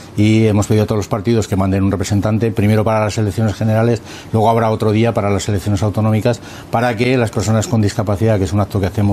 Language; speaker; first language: Spanish; native; Spanish